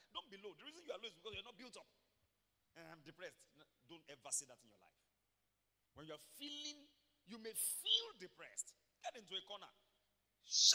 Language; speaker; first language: English; non-native, local second language; Yoruba